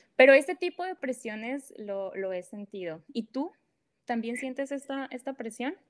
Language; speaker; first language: Spanish; native; Spanish